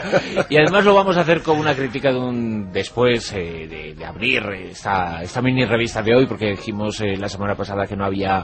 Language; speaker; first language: Spanish; native; Spanish